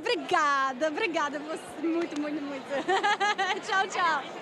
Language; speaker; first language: Portuguese; non-native, fluent; English